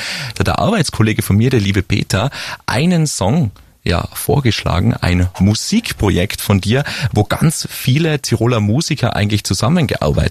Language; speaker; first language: German; native; German